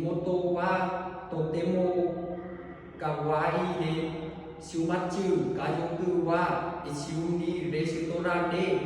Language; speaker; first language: Japanese; non-native, learner; Vietnamese